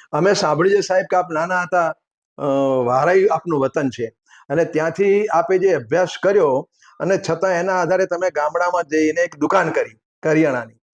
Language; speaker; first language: Gujarati; native; Gujarati